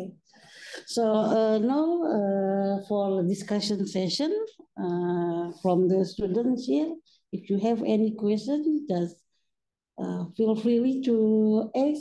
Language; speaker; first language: English; non-native, fluent; Indonesian